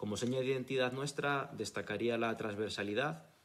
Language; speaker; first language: Spanish; native; Spanish